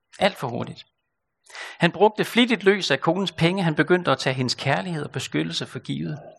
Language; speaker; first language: Danish; native; Danish